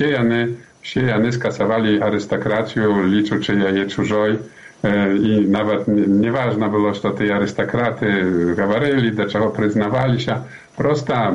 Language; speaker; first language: Polish; non-native, learner; Belarusian